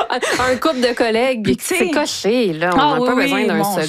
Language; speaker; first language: French; native; French